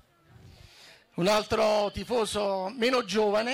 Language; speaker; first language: Italian; native; Italian